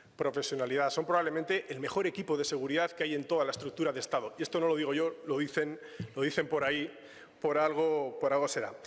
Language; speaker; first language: Spanish; native; Spanish